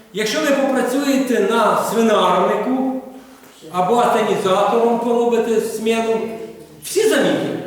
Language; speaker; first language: Ukrainian; non-native, local second language; Russian